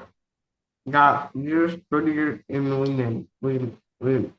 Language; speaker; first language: German; non-native, learner; Indonesian